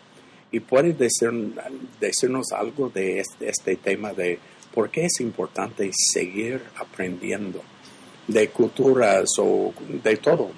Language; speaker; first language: Spanish; non-native, fluent; English